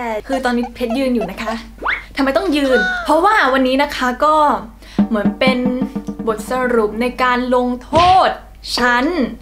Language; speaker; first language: Thai; native; Thai